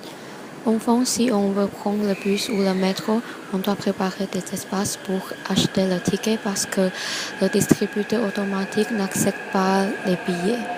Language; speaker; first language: French; non-native, learner; Chinese